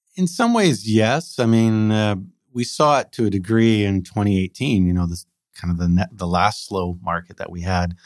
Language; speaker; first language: English; native; English